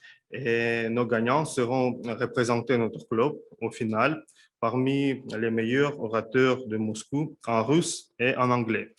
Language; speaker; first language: French; non-native, fluent; Russian